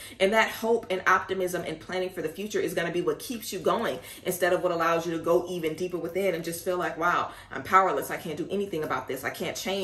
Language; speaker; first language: English; native; English